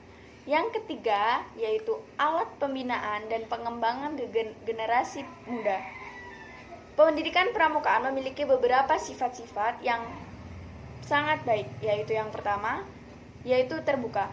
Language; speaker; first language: Indonesian; native; Indonesian